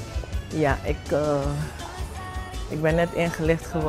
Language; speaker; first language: Dutch; non-native, local second language; Javanese